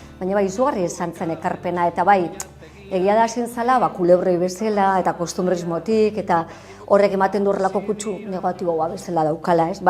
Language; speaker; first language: Basque; native; Basque